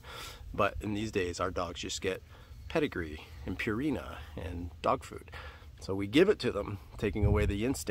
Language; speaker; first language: English; native; English